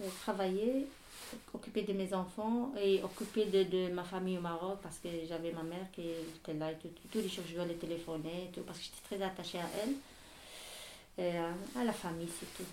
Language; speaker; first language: French; non-native, learner; Arabic